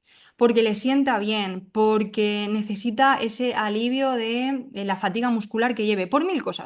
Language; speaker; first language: Spanish; native; Spanish